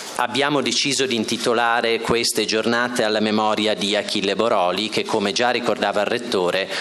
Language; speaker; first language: Italian; native; Italian